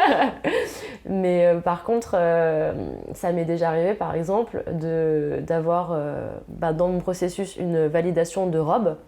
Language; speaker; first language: French; native; French